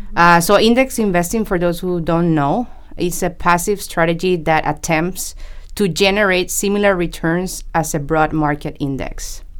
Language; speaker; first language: English; non-native, fluent; Spanish